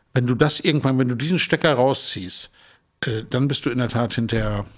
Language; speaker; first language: German; native; German